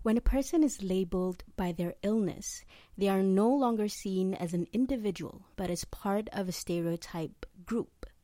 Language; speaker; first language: English; non-native, local second language; Malay